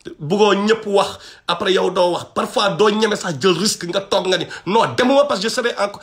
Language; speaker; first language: Wolof; non-native, local second language; Fula